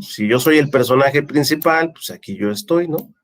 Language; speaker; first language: Spanish; native; Spanish